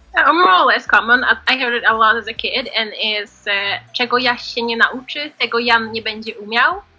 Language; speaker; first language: English; non-native, fluent; Polish